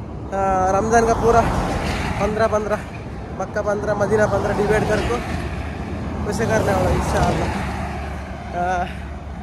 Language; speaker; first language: Hindi; non-native, local second language; Kannada